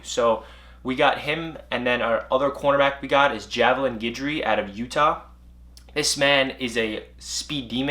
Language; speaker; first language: English; native; English